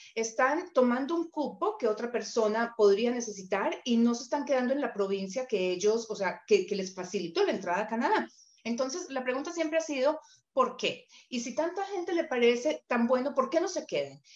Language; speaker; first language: Spanish; native; Spanish